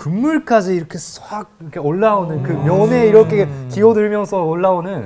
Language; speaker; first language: Korean; non-native, fluent; Japanese